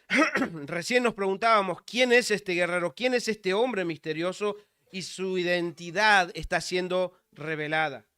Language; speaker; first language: Spanish; native; Spanish